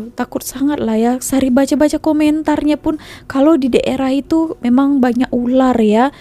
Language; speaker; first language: Indonesian; native; Indonesian